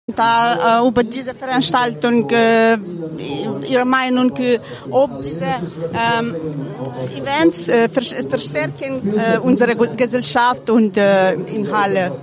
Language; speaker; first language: German; non-native, learner; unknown